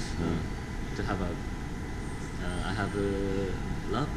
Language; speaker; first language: English; non-native, learner; Japanese